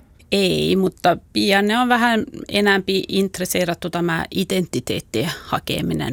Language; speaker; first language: Finnish; non-native, local second language; Swedish